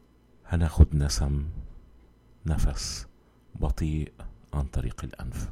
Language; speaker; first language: Arabic; native; Arabic